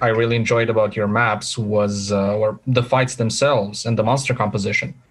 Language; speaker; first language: English; non-native, fluent; Romanian